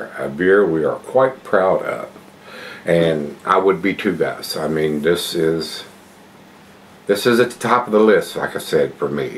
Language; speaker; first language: English; native; English